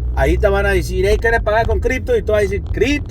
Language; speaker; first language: Spanish; early bilingual, heritage; Spanish